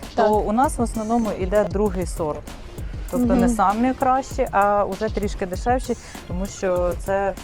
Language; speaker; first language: Ukrainian; native; Ukrainian